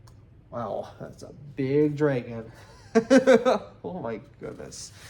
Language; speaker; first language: English; native; English